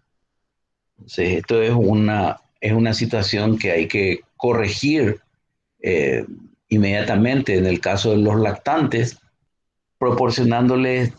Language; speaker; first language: Spanish; native; Spanish